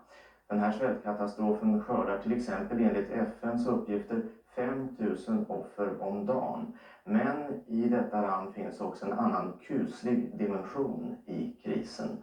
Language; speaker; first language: Swedish; native; Swedish